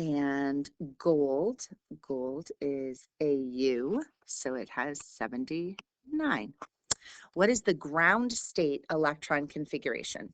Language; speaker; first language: English; native; English